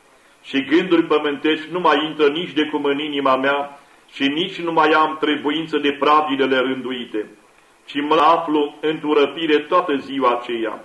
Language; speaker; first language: Romanian; native; Romanian